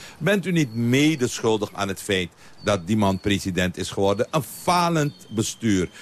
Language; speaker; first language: Dutch; non-native, local second language; Caribbean Hindustani